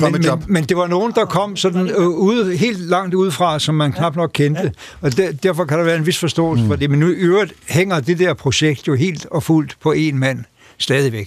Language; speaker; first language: Danish; native; Danish